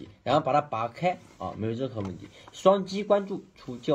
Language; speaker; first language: Chinese; native; Chinese